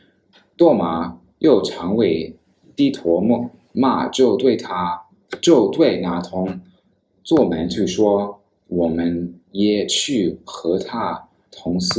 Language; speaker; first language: Chinese; non-native, fluent; English